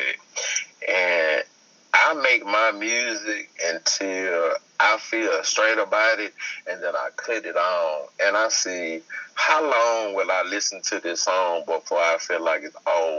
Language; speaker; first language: English; native; English